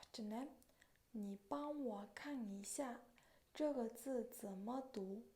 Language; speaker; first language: Chinese; non-native, fluent; Mongolian